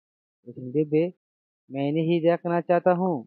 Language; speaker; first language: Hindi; non-native, learner; Bangla